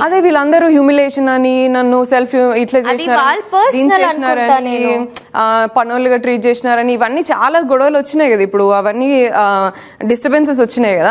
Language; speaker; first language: Telugu; native; Telugu